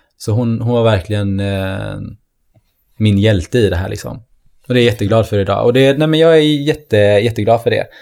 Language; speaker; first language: Swedish; early bilingual, other home language; Norwegian